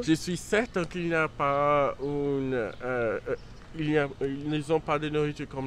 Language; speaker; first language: French; non-native, learner; Portuguese